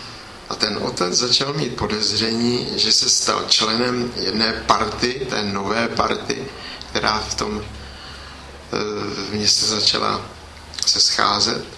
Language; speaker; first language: Czech; native; Czech